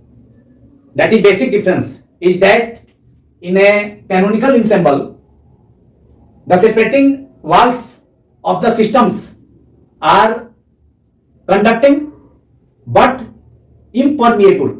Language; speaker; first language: English; non-native, local second language; Hindi